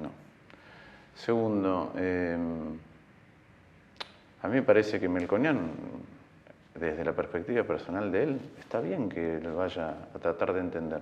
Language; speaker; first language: Spanish; native; Spanish